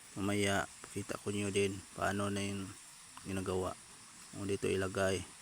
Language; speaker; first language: Filipino; non-native, local second language; Cebuano